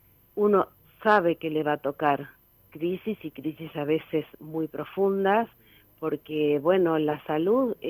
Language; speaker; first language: Spanish; native; Spanish